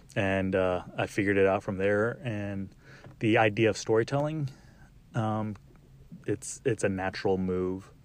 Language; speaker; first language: English; native; English